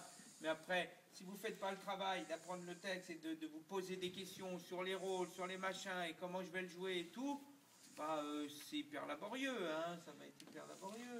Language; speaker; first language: French; native; French